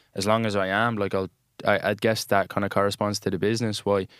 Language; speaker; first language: English; native; English